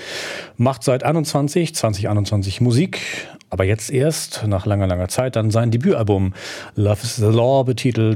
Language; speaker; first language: German; native; German